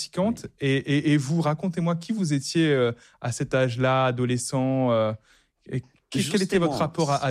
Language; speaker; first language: French; native; French